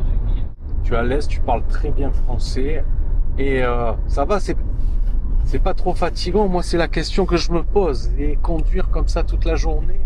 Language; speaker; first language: French; native; French